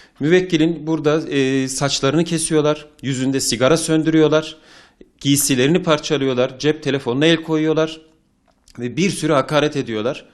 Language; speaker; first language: Turkish; native; Turkish